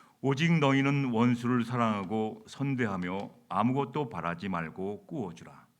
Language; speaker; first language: Korean; native; Korean